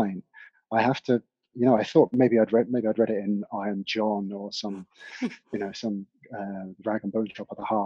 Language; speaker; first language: English; native; English